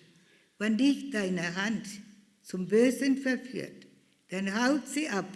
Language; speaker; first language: German; non-native, fluent; Malayalam